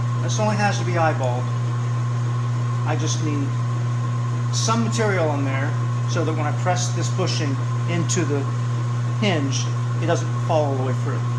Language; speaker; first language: English; native; English